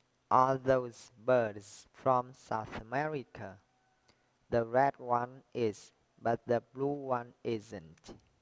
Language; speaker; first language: English; non-native, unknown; Vietnamese